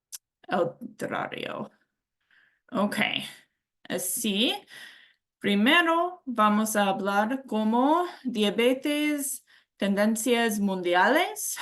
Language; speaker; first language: Spanish; non-native, learner; English